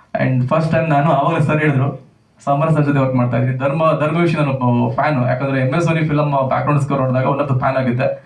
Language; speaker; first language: Kannada; native; Kannada